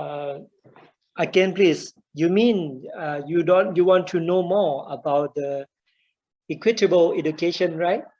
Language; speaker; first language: English; non-native, learner; Thai